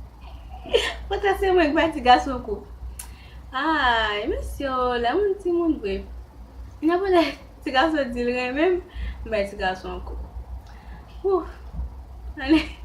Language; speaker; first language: French; non-native, learner; Haitian Creole